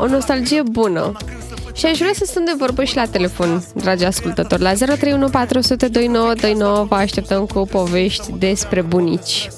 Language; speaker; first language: Romanian; native; Romanian